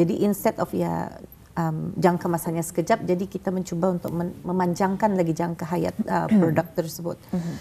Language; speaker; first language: Malay; native; Malay